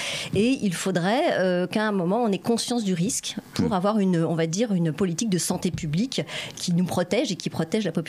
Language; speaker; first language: French; native; French